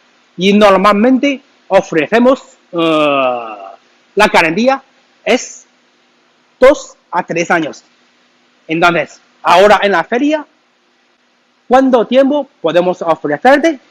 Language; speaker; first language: Spanish; non-native, learner; Chinese